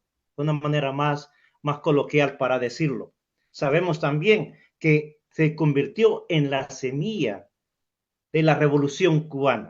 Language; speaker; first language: Spanish; native; Spanish